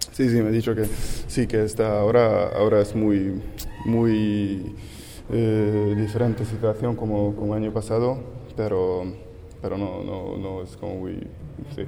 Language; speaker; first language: Spanish; non-native, learner; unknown